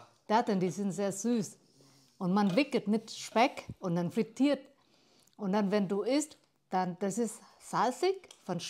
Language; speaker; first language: German; non-native, learner; Vietnamese